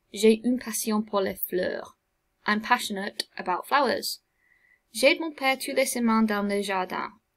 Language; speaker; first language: French; non-native, fluent; English